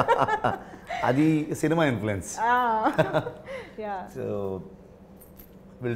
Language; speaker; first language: Telugu; non-native, learner; Kannada